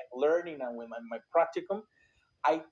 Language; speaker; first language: English; non-native, fluent; Spanish